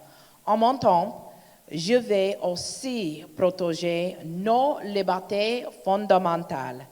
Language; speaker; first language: French; non-native, learner; English